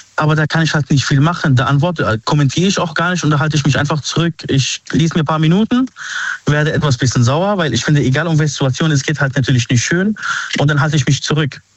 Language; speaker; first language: German; early bilingual, other home language; Arabic